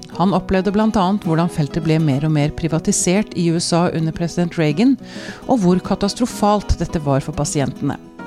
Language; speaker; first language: Norwegian; native; Norwegian